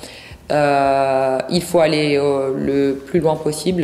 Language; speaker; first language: French; non-native, local second language; Arabic